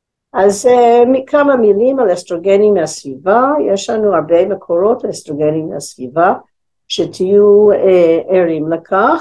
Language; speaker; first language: Hebrew; non-native, fluent; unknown